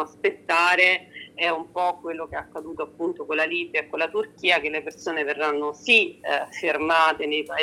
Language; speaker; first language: Italian; native; Italian